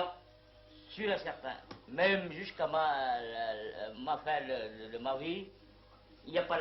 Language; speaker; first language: French; non-native, local second language; Vietnamese